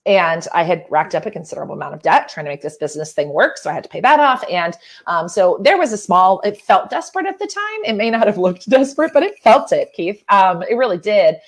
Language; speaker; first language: English; native; English